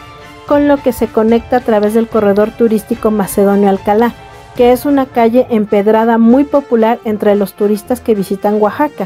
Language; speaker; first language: Spanish; native; Spanish